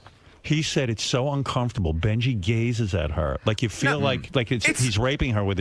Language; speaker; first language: English; native; English